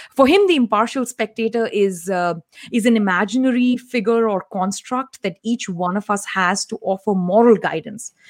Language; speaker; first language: English; non-native, local second language; Tamil